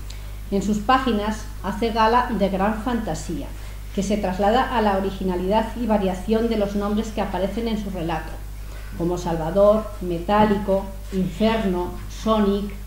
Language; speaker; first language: Spanish; native; Spanish